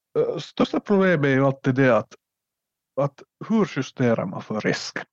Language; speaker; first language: Swedish; native; Swedish